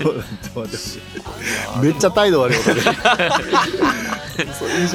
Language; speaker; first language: Japanese; native; Japanese